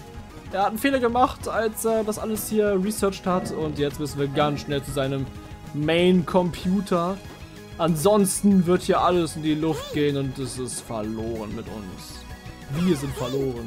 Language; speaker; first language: German; native; German